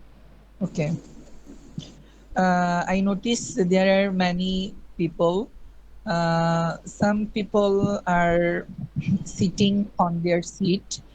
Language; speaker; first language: English; non-native, learner; Bangla